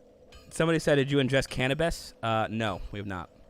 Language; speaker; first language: English; native; English